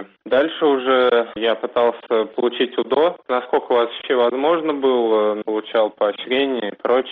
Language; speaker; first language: Russian; native; Russian